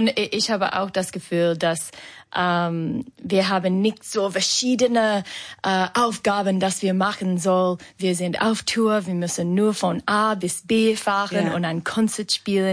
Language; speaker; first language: German; non-native, learner; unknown